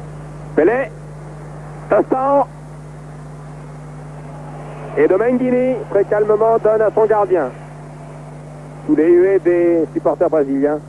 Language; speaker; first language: French; native; French